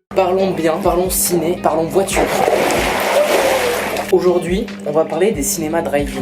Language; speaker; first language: French; native; French